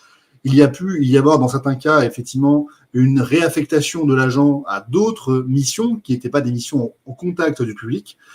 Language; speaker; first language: French; native; French